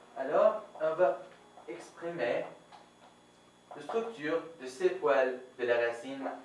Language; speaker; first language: French; non-native, fluent; Arabic